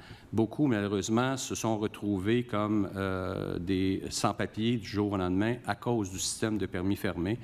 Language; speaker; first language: French; native; French